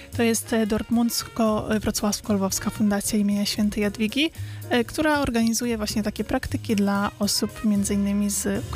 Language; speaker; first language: Polish; early bilingual, heritage; Polish